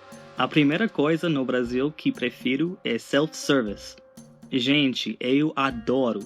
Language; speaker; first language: Portuguese; non-native, fluent; English